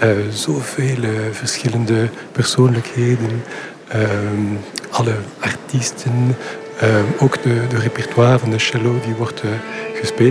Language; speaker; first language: Dutch; non-native, local second language; French